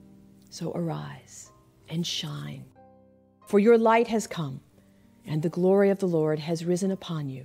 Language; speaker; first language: English; native; English